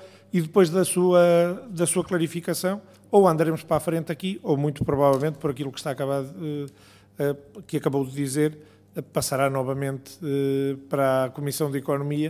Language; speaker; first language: Portuguese; native; Portuguese